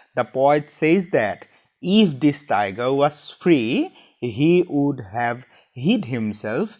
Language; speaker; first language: English; non-native, local second language; Assamese